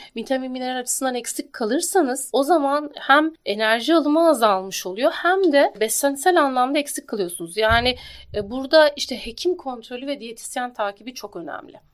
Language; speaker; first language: Turkish; native; Turkish